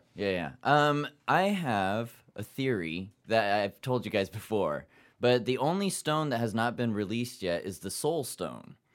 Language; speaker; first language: English; early bilingual, other home language; Japanese